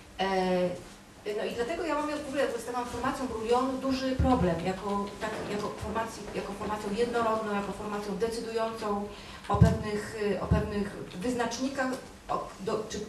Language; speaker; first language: Polish; native; Polish